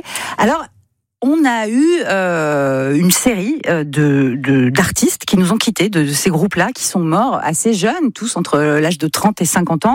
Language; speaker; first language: French; native; French